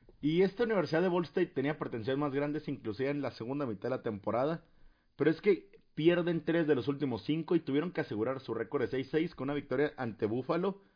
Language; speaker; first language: Spanish; native; Spanish